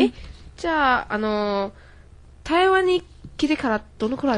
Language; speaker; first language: Japanese; non-native, learner; Chinese